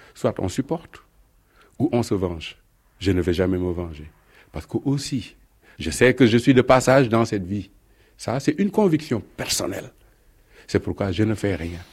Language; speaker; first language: French; non-native, local second language; Wolof